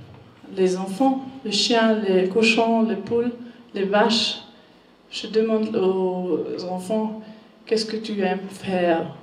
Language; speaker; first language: French; non-native, learner; German